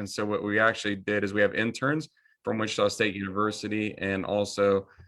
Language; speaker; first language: English; native; English